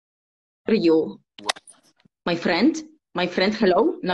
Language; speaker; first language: English; non-native, fluent; Polish